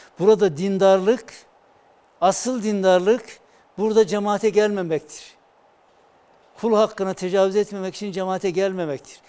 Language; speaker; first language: Turkish; native; Turkish